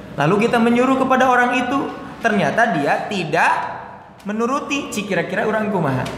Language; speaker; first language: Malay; non-native, local second language; Sundanese